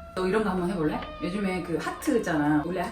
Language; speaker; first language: Korean; native; Korean